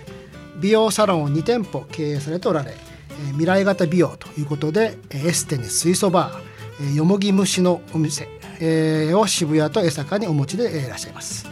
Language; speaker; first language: Japanese; native; Japanese